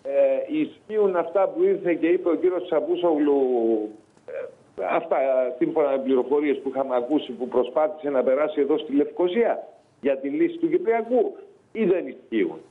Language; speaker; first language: Greek; native; Greek